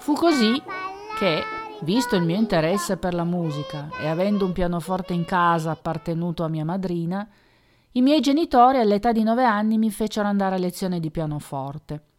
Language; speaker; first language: Italian; native; Italian